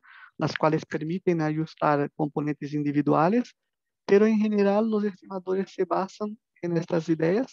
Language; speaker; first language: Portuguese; non-native, learner; Spanish